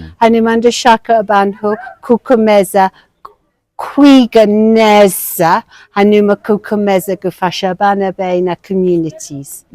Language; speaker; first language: Kinyarwanda; non-native, learner; English